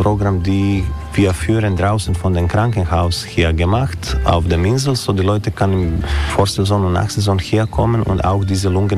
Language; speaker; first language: German; non-native, learner; Croatian